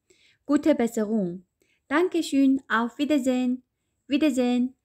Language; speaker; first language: German; non-native, fluent; Uyghur